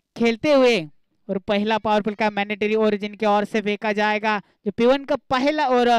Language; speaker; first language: Hindi; non-native, local second language; Marathi